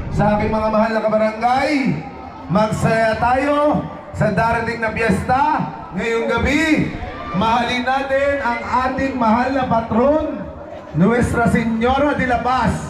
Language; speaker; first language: Filipino; native; Filipino